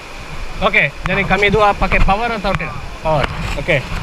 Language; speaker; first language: Indonesian; non-native, fluent; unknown